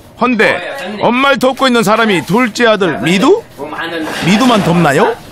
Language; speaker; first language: Korean; native; Korean